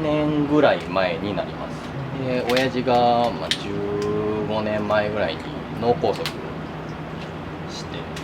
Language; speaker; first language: Japanese; native; Japanese